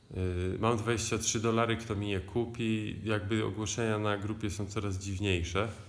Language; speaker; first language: Polish; native; Polish